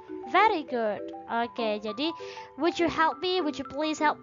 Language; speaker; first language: English; non-native, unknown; Indonesian